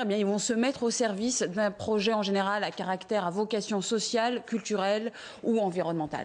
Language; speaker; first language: French; native; French